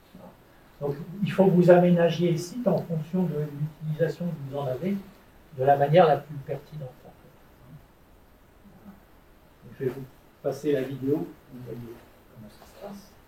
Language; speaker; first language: French; native; French